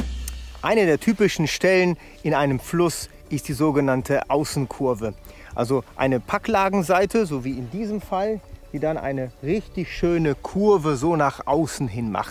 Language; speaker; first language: German; native; German